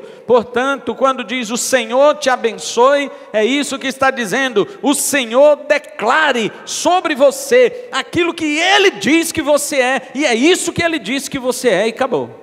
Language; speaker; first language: Portuguese; native; Portuguese